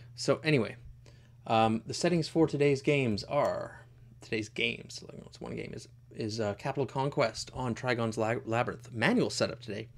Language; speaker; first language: English; native; English